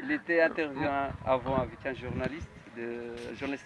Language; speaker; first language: French; non-native, learner; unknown